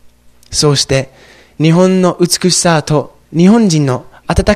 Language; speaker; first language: Japanese; non-native, fluent; English